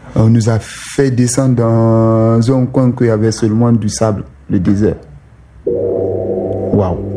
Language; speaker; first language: French; non-native, local second language; Susu